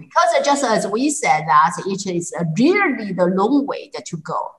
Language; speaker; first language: English; non-native, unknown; Chinese